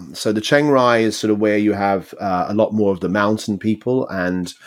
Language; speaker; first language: English; native; English